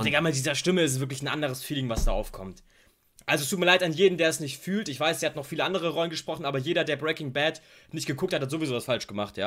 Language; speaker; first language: German; native; German